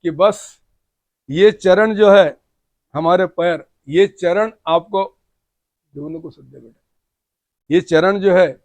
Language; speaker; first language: Hindi; non-native, local second language; Marathi